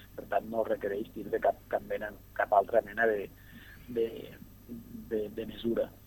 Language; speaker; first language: Catalan; native; Catalan